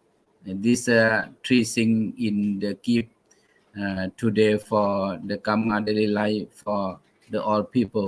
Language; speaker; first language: English; non-native, learner; Thai